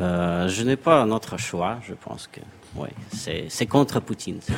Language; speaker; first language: French; non-native, fluent; Russian